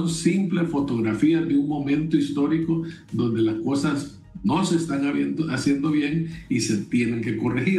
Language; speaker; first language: Spanish; native; Spanish